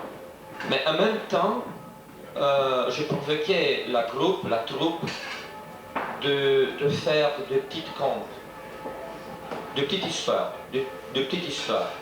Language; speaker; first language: French; non-native, fluent; Romanian